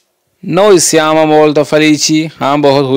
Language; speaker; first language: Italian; non-native, learner; Urdu